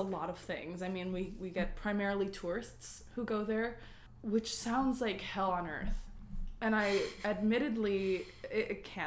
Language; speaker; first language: English; early bilingual, other home language; Spanish